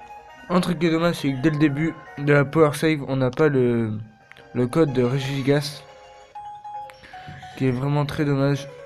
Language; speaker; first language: French; native; French